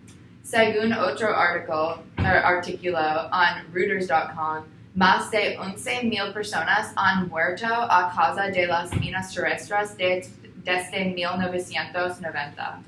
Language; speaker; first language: Spanish; non-native, learner; English